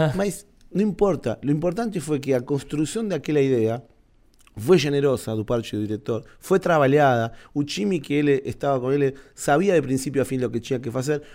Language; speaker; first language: Portuguese; non-native, learner; Spanish